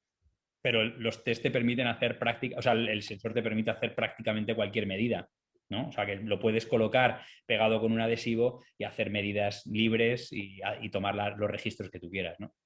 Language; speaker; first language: Spanish; native; Spanish